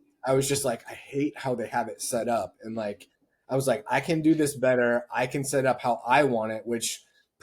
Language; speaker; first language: English; native; English